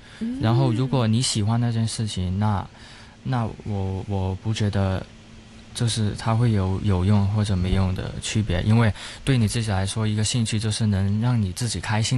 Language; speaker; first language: Chinese; non-native, local second language; Cantonese